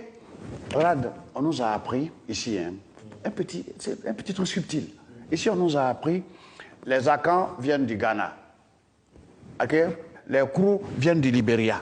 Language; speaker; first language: French; non-native, local second language; Dyula